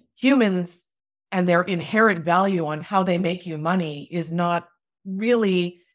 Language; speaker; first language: English; early bilingual, other home language; Hindi